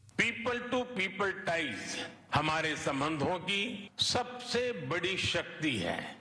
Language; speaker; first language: Hindi; non-native, local second language; Gujarati